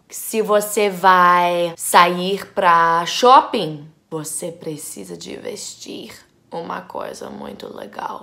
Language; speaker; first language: Portuguese; non-native, learner; English